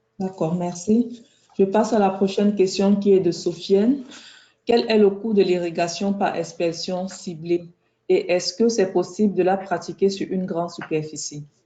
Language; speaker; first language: French; native; French